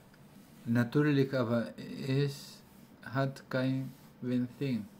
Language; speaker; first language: German; non-native, learner; Spanish